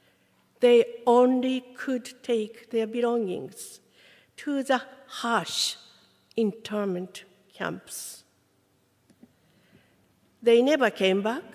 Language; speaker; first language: English; non-native, fluent; Japanese